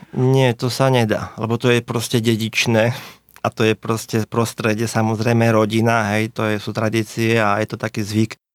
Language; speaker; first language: Slovak; native; Slovak